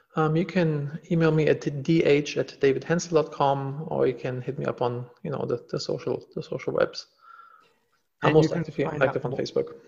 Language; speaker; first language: English; non-native, fluent; German